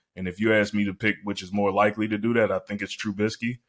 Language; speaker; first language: English; native; English